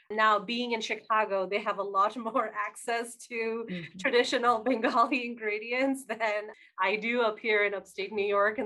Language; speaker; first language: English; non-native, local second language; Bangla